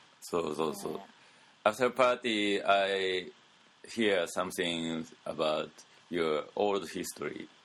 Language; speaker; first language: English; non-native, learner; Japanese